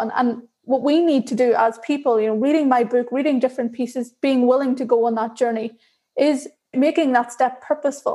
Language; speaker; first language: English; native; English